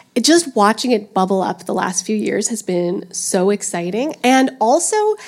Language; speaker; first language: English; native; English